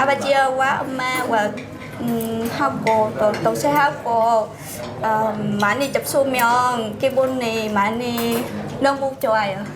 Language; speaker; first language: Korean; non-native, learner; Vietnamese